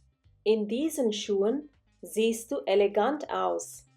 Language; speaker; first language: German; non-native, fluent; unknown